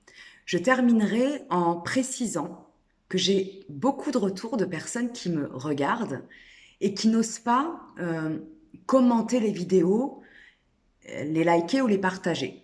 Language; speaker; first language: French; native; French